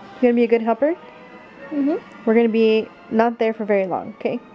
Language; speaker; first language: English; native; English